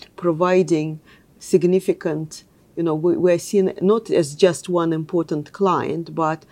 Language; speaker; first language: English; non-native, fluent; Russian